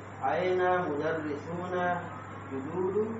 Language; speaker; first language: Arabic; non-native, learner; Indonesian